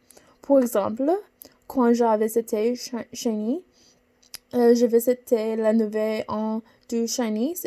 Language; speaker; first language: French; non-native, learner; English